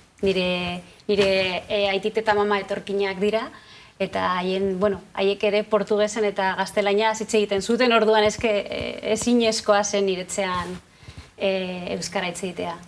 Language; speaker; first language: Basque; non-native, local second language; Spanish